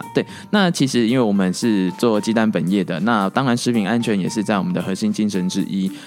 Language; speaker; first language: Chinese; native; Chinese